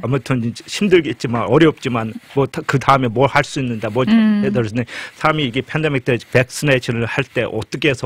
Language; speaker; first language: Korean; native; Korean